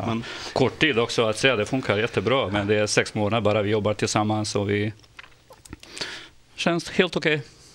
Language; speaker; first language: Swedish; non-native, fluent; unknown